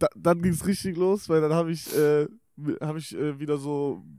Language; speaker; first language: German; non-native, local second language; Luxembourgish